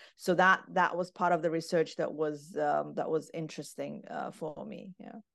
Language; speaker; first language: English; non-native, fluent; Arabic